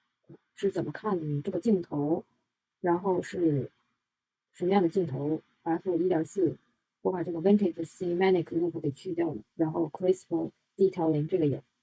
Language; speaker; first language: Chinese; native; Chinese